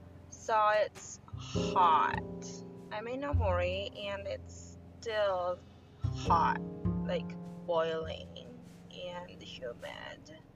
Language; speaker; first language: English; non-native, fluent; Japanese